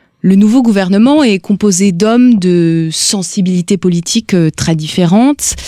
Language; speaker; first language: French; native; French